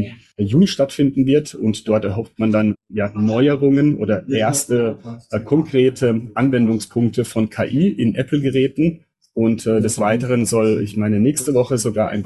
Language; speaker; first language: German; native; German